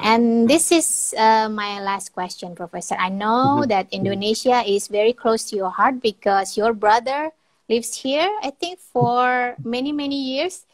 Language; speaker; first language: English; non-native, fluent; Indonesian